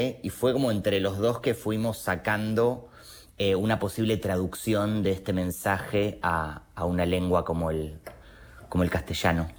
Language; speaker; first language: Spanish; native; Spanish